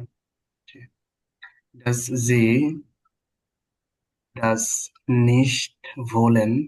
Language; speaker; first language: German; non-native, learner; Bangla